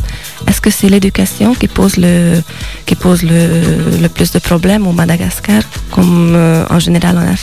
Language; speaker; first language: French; non-native, fluent; Hungarian